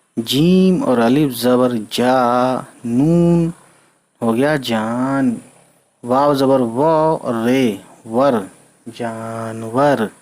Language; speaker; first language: Urdu; native; Urdu